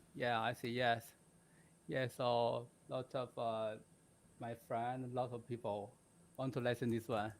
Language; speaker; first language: English; non-native, learner; Chinese